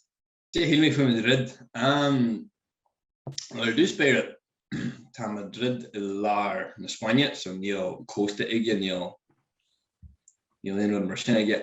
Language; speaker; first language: Irish; non-native, local second language; English